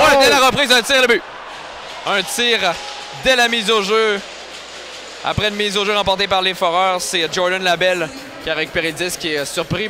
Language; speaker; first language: French; native; French